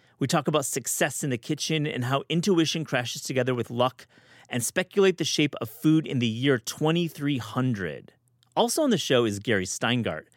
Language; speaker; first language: English; native; English